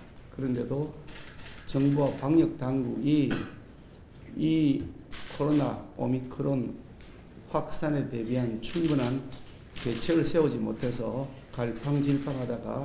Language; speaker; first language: Korean; native; Korean